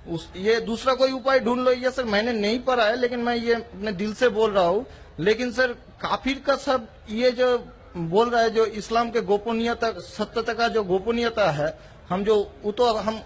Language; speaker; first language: Hindi; non-native, local second language; Bangla